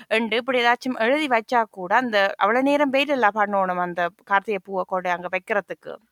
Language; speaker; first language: Tamil; early bilingual, heritage; Tamil